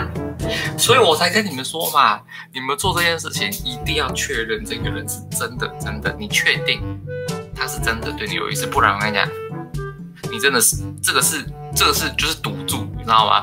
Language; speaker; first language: Chinese; native; Chinese